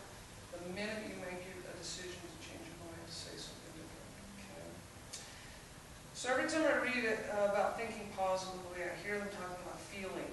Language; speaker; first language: English; native; English